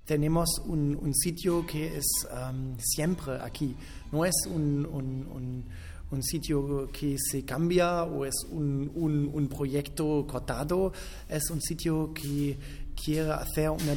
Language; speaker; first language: Spanish; non-native, fluent; German